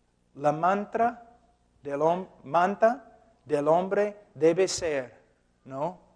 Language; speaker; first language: Spanish; non-native, fluent; English